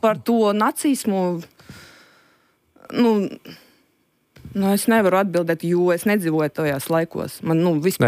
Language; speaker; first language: Latvian; non-native, local second language; Russian